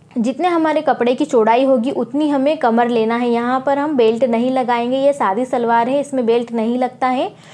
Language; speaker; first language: Hindi; native; Hindi